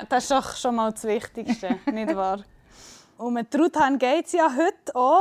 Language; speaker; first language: German; native; German